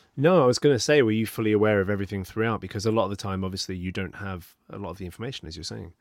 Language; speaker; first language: English; native; English